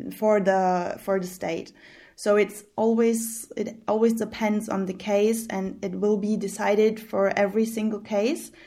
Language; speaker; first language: English; early bilingual, heritage; German